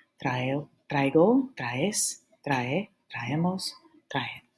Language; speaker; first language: Spanish; non-native, fluent; English